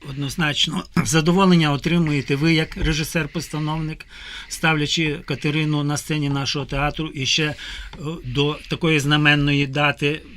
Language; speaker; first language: Ukrainian; native; Ukrainian